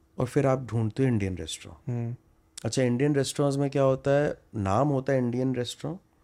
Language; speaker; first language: Hindi; non-native, local second language; Bangla